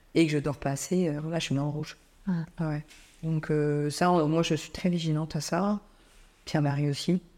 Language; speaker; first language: French; native; French